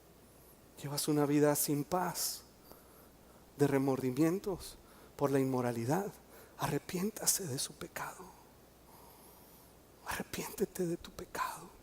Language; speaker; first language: Spanish; native; Spanish